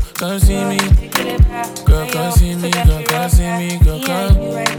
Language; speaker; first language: German; native; German